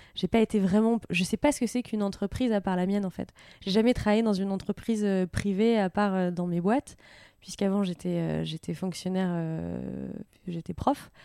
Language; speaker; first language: French; native; French